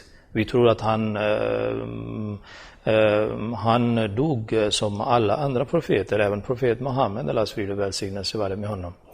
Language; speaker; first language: Swedish; non-native, fluent; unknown